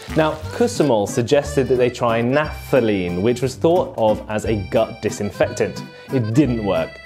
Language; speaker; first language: English; native; English